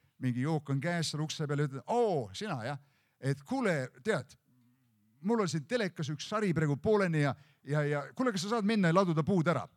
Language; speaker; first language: Estonian; native; Estonian